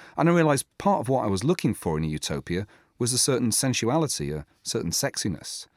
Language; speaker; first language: English; native; English